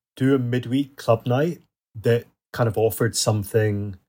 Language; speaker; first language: English; native; English